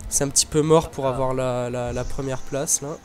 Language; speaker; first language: French; native; French